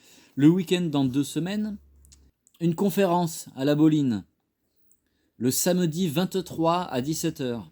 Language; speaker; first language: French; native; French